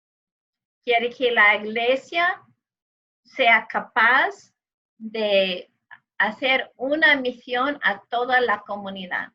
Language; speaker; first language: Spanish; non-native, fluent; English